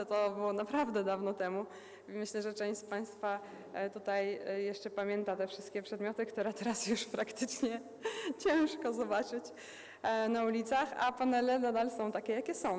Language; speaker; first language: Polish; native; Polish